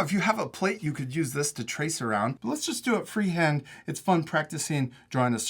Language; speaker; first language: English; native; English